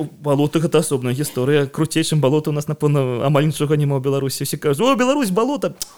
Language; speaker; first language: Belarusian; non-native, local second language; Russian